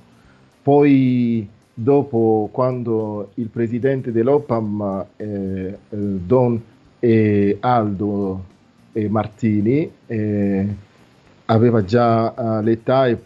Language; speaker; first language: Italian; non-native, fluent; Nande